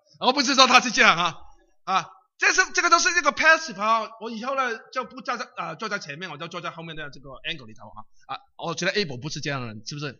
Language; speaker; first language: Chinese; non-native, local second language; Cantonese